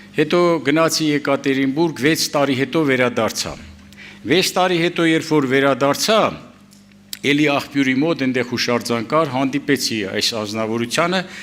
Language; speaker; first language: Armenian; native; Armenian